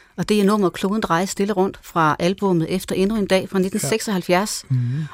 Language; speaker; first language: Danish; native; Danish